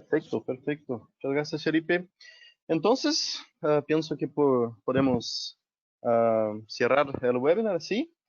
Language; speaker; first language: Spanish; non-native, local second language; Portuguese